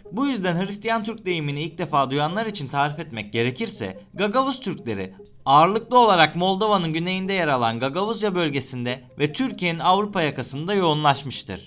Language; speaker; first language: Turkish; native; Turkish